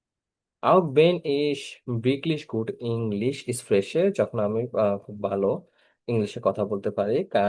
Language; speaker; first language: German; non-native, fluent; Bangla